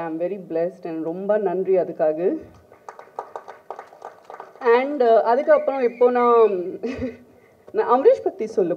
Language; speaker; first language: Tamil; non-native, fluent; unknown